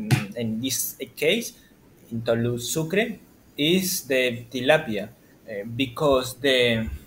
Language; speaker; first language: English; non-native, learner; Spanish